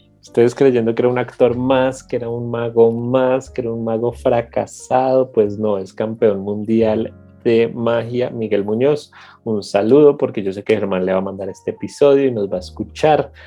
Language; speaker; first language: Spanish; native; Spanish